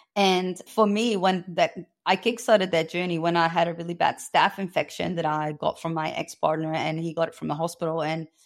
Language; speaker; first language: English; non-native, fluent; Dutch